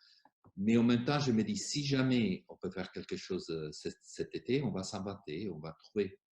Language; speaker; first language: French; non-native, fluent; Italian